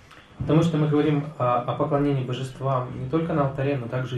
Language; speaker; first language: Russian; native; Russian